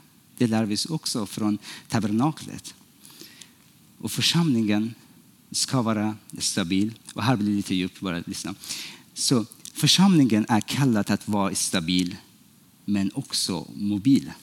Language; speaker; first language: Swedish; non-native, fluent; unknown